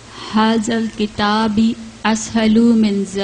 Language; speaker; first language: Arabic; non-native, learner; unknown